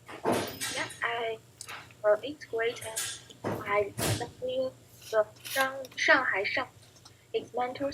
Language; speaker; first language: English; non-native, learner; Chinese